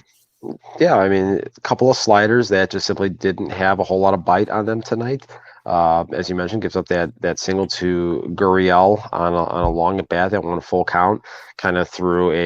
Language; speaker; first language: English; native; English